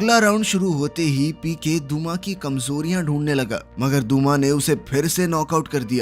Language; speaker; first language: Hindi; native; Hindi